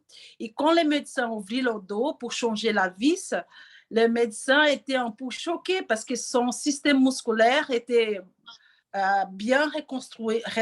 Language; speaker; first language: French; non-native, learner; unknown